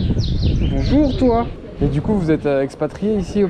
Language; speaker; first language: French; native; French